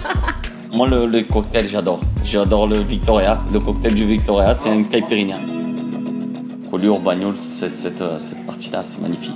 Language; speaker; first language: French; non-native, fluent; Portuguese